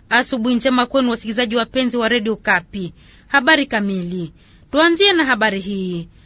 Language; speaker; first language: Swahili; native; Swahili